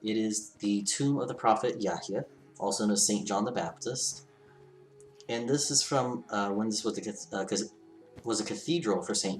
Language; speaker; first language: English; native; English